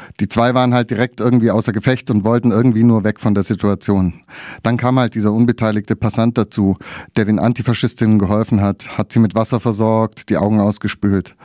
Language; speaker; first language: German; native; German